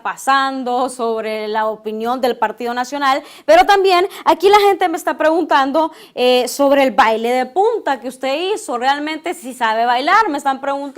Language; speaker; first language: Spanish; native; Spanish